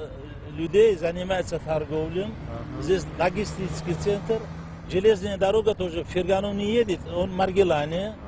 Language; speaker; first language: Russian; non-native, local second language; Uzbek